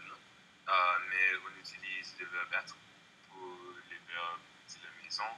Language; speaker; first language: French; non-native, learner; English